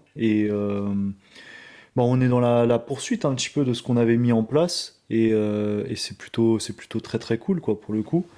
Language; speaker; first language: French; native; French